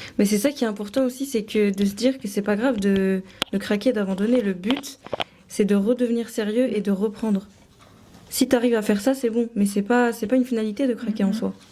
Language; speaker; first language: French; native; French